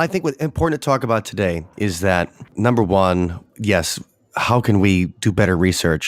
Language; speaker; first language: English; native; English